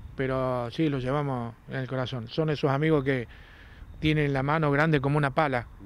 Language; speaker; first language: Spanish; native; Spanish